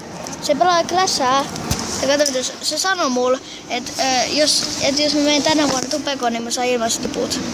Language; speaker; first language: Finnish; native; Finnish